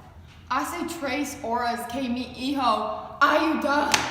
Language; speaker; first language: Spanish; non-native, learner; English